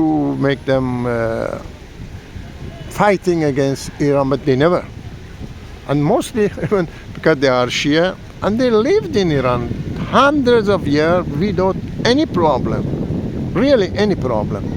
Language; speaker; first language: English; non-native, learner; Persian